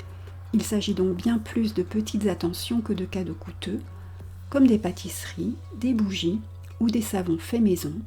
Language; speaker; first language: French; native; French